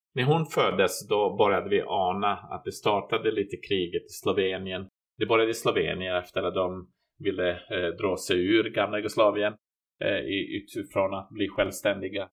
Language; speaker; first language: Swedish; non-native, fluent; Croatian